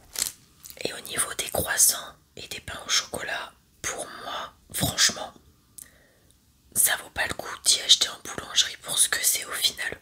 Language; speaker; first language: French; native; French